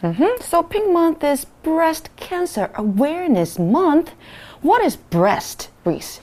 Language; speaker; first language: English; non-native, fluent; Chinese